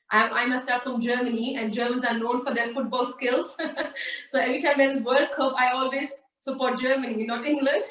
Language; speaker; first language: English; early bilingual, other home language; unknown